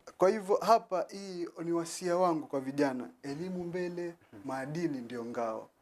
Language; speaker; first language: Swahili; native; Swahili